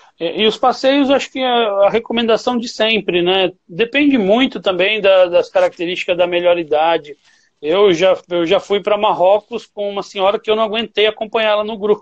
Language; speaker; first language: Portuguese; native; Portuguese